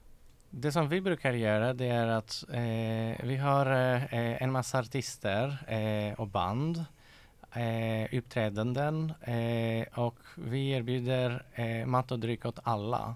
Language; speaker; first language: Swedish; non-native, fluent; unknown